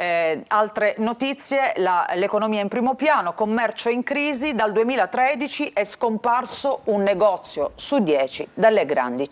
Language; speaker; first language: Italian; native; Italian